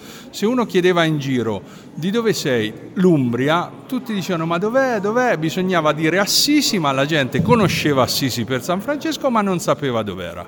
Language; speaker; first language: Italian; native; Italian